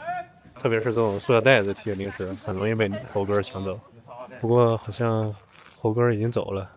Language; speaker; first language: Chinese; native; Chinese